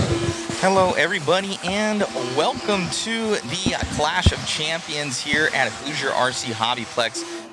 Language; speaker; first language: English; native; English